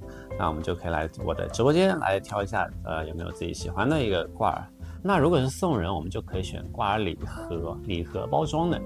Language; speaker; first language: Chinese; native; Chinese